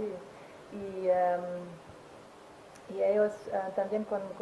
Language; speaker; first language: Spanish; non-native, fluent; German